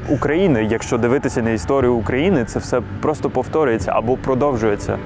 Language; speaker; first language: Ukrainian; non-native, fluent; French